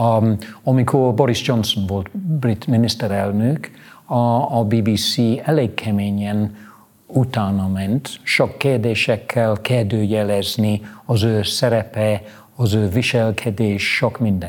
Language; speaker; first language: Hungarian; non-native, fluent; English